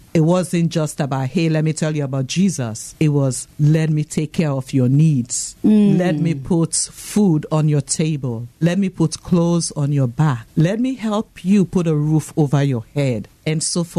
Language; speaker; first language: English; non-native, local second language; Krio